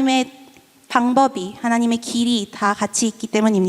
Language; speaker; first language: Korean; native; Korean